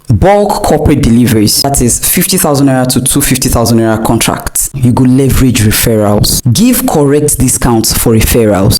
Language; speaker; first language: Nigerian Pidgin; non-native, local second language; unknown